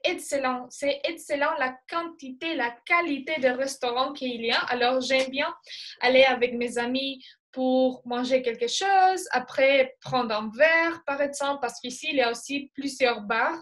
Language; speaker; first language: French; non-native, fluent; Spanish